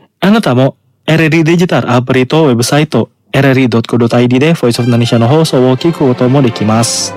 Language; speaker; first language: Japanese; non-native, fluent; Indonesian